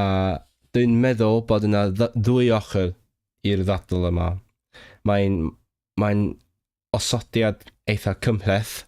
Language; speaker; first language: Welsh; non-native, fluent; Cantonese